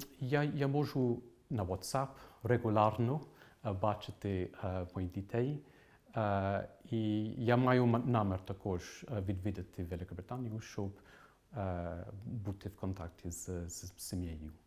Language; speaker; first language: Ukrainian; non-native, fluent; English